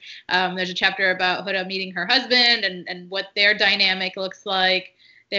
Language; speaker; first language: English; early bilingual, other home language; Arabic